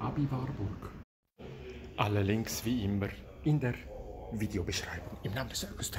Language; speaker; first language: German; native; German